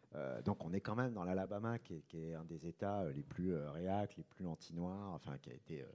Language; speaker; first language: French; native; French